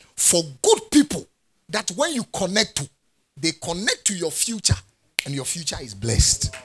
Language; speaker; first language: English; non-native, local second language; Akan